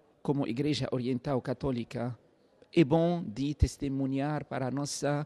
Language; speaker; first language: Portuguese; non-native, fluent; Arabic